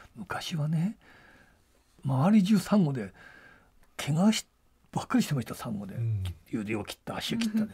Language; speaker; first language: Japanese; native; Japanese